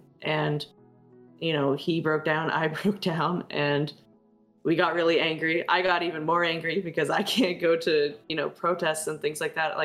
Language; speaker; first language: English; native; English